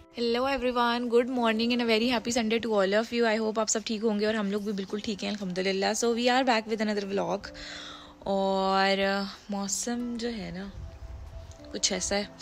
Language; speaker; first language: Urdu; native; Urdu